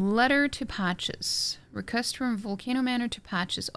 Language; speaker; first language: English; non-native, fluent; Norwegian